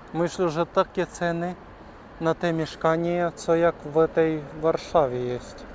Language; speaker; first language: Polish; non-native, learner; Ukrainian